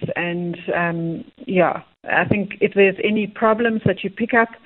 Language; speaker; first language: English; native; English